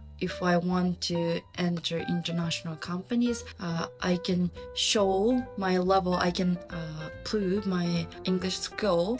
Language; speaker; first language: English; non-native, learner; Japanese